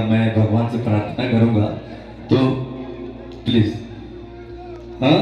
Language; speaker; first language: Hindi; non-native, local second language; Odia